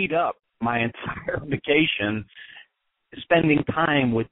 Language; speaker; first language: English; native; English